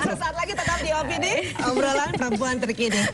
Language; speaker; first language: Indonesian; native; Indonesian